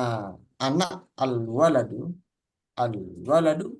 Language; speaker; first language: Arabic; non-native, fluent; Indonesian